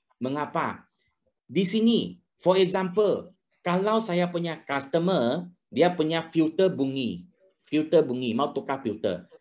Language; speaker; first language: Malay; non-native, local second language; Chinese